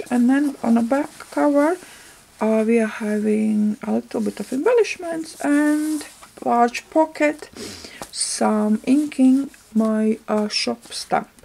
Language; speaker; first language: English; non-native, fluent; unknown